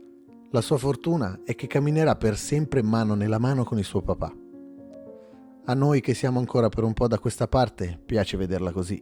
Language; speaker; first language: Italian; native; Italian